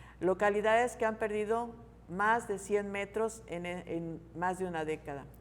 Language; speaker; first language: Spanish; native; Spanish